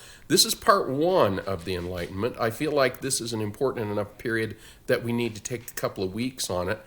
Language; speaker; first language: English; native; English